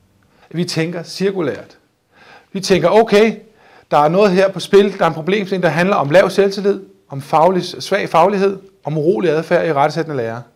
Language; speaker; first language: Danish; native; Danish